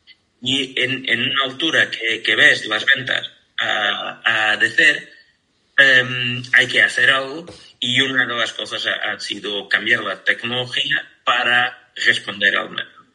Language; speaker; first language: Spanish; non-native, fluent; Portuguese